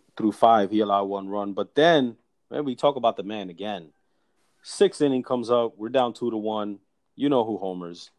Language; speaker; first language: English; native; English